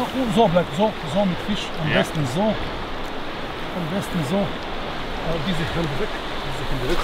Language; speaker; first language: German; non-native, learner; Slovenian